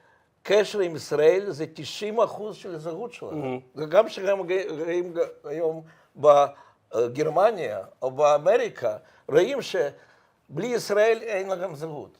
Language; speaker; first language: Hebrew; non-native, fluent; Russian